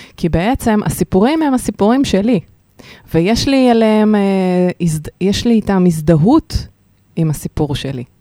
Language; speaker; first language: Hebrew; early bilingual, other home language; Russian